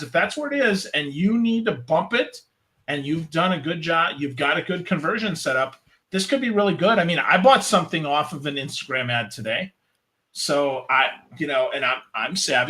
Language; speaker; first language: English; native; English